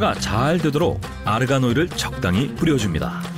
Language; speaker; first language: Korean; native; Korean